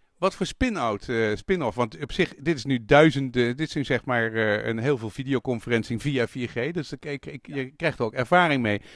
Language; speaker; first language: Dutch; native; Dutch